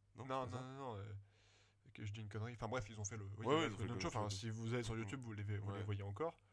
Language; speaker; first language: French; native; French